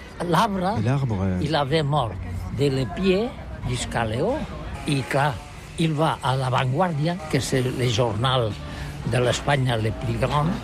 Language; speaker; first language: French; non-native, learner; Catalan